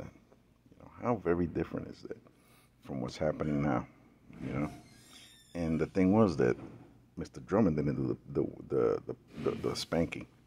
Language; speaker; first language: English; native; English